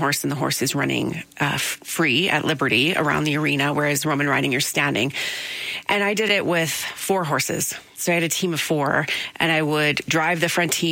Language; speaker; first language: English; native; English